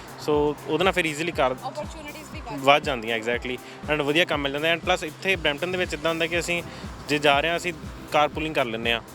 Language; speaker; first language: Punjabi; native; Punjabi